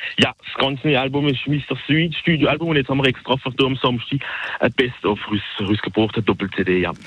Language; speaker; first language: German; non-native, local second language; French